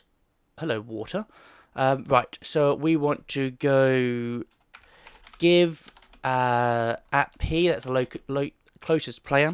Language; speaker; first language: English; native; English